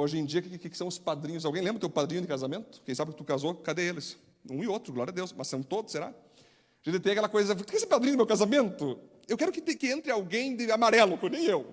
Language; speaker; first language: Portuguese; native; Portuguese